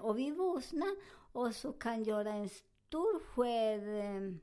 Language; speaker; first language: Swedish; non-native, learner; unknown